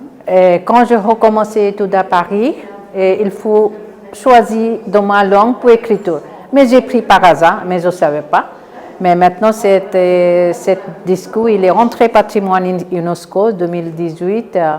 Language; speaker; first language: French; non-native, learner; Bangla